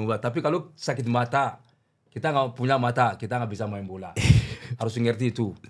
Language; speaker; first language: Indonesian; non-native, learner; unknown